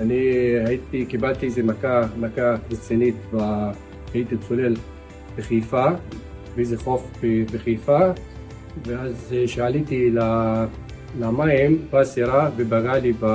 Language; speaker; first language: Hebrew; non-native, local second language; Arabic